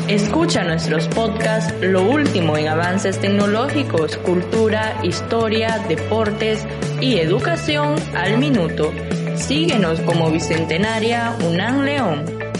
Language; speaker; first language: Spanish; native; Spanish